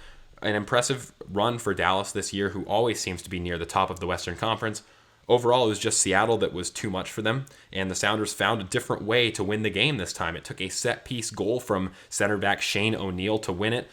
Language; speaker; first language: English; native; English